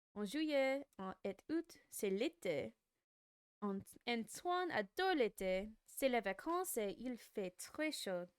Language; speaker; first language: French; non-native, learner; English